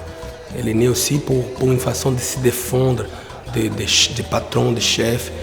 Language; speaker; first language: French; non-native, fluent; Portuguese